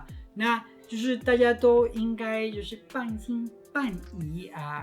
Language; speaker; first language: Chinese; non-native, fluent; Spanish